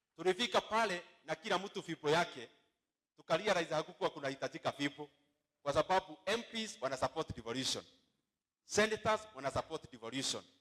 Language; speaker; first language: Swahili; non-native, local second language; Kikuyu